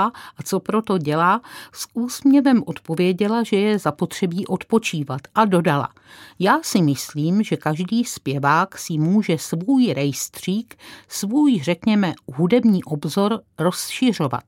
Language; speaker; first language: Czech; native; Czech